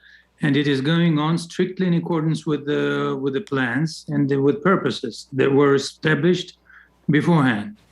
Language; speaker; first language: English; non-native, fluent; Russian